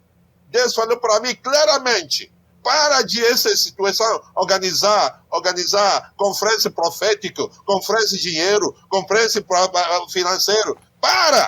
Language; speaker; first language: Portuguese; non-native, learner; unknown